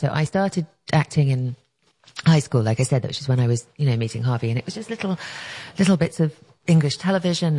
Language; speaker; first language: English; native; English